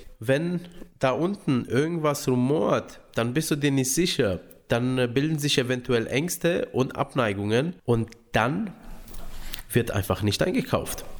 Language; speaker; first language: German; early bilingual, other home language; Romanian